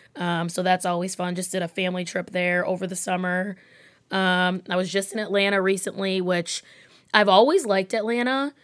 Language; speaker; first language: English; native; English